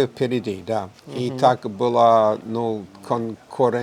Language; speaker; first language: Russian; non-native, fluent; English